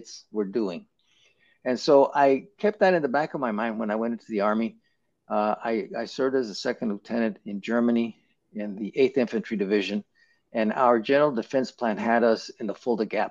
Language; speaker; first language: English; native; English